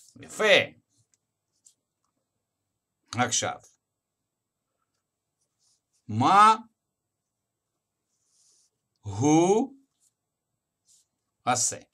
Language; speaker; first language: Hebrew; non-native, fluent; Russian